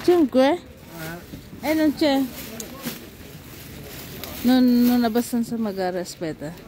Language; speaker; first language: Italian; non-native, learner; Filipino